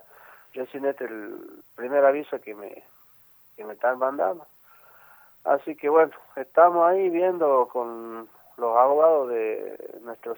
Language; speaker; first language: Spanish; native; Spanish